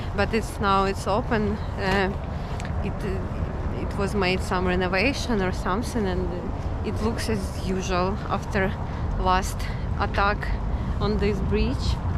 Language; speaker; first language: English; non-native, learner; Ukrainian